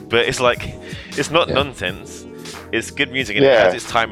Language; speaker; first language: English; native; English